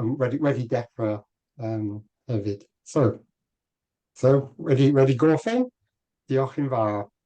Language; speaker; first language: Welsh; non-native, learner; English